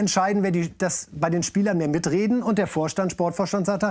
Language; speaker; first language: German; native; German